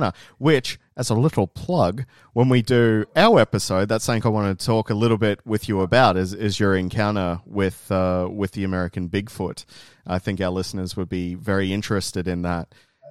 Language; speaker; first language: English; native; English